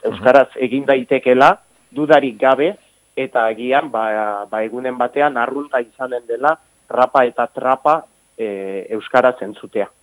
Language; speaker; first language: Basque; native; Basque